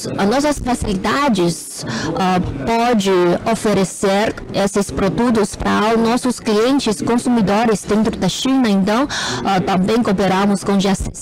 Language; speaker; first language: Portuguese; non-native, fluent; Chinese